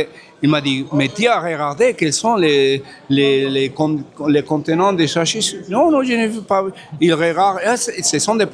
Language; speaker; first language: French; non-native, fluent; Spanish